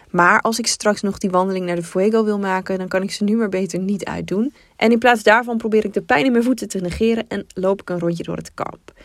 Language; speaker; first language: Dutch; native; Dutch